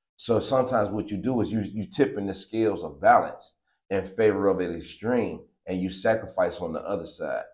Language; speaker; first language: English; native; English